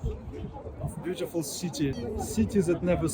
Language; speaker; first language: English; non-native, fluent; Ukrainian